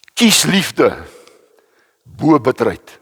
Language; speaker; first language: Afrikaans; native; Afrikaans